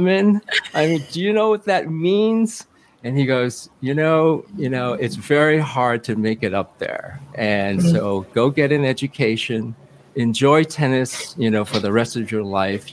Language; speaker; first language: English; early bilingual, other home language; Cantonese